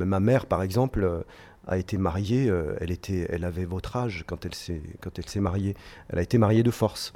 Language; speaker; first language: French; native; French